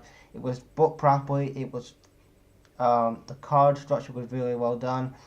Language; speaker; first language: English; native; English